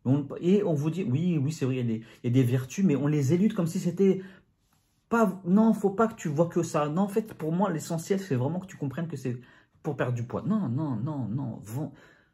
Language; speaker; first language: French; native; French